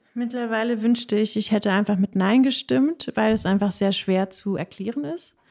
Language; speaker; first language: German; native; German